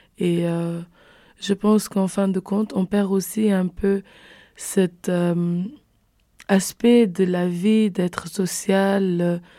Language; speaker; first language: French; non-native, fluent; Kabuverdianu